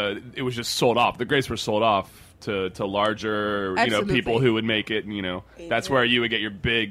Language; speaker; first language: English; native; English